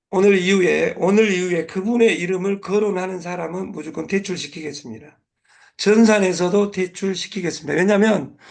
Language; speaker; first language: Korean; native; Korean